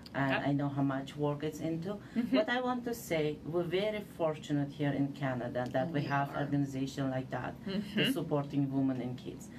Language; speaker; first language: English; non-native, fluent; Uzbek